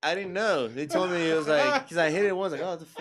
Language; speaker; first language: English; early bilingual, other home language; Spanish